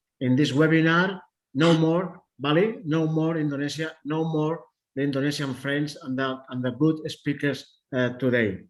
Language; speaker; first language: English; non-native, learner; Spanish